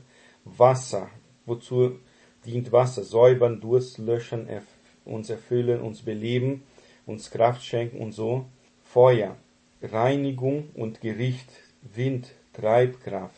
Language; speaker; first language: German; non-native, fluent; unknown